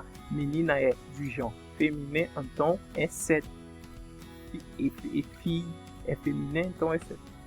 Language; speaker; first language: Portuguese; non-native, fluent; French